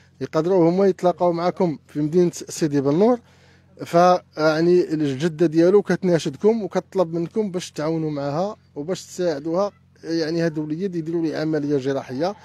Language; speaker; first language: Arabic; native; Arabic